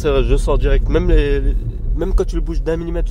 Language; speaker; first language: French; native; French